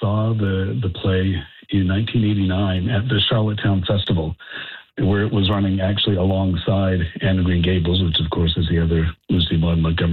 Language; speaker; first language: English; native; English